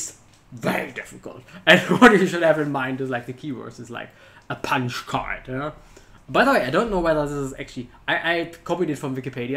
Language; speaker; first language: English; non-native, fluent; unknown